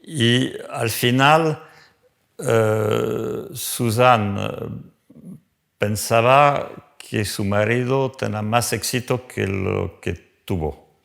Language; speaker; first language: Spanish; non-native, fluent; French